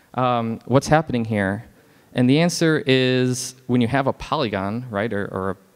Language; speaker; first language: English; native; English